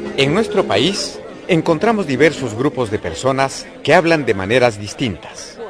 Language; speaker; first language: Spanish; non-native, local second language; Quechua